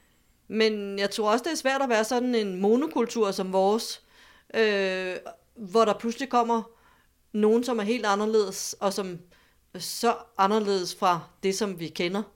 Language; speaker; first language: Danish; native; Danish